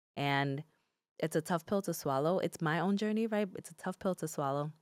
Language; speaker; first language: English; early bilingual, other home language; Spanish